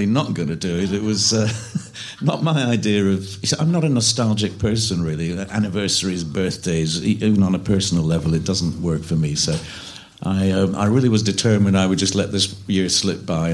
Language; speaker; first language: English; native; English